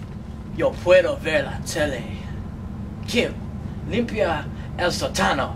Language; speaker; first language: Spanish; non-native, learner; English